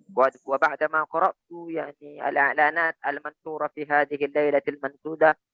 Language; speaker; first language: Arabic; non-native, fluent; Indonesian